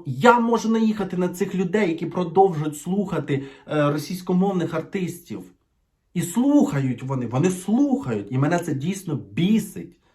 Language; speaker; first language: Ukrainian; native; Ukrainian